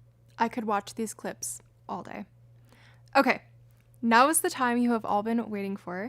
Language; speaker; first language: English; native; English